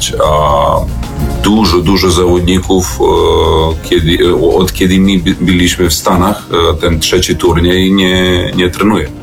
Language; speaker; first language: Polish; non-native, fluent; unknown